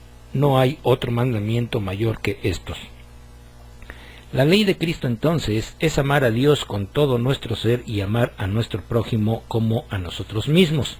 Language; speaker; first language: Spanish; native; Spanish